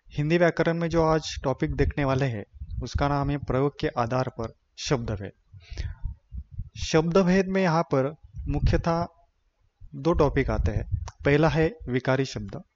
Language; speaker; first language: Hindi; non-native, local second language; Marathi